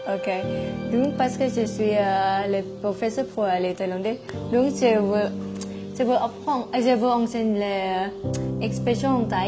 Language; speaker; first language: French; non-native, learner; Thai